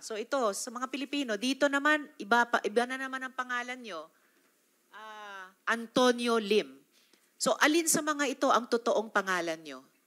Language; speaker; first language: Filipino; native; Filipino